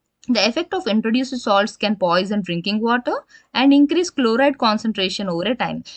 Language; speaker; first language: English; non-native, local second language; Telugu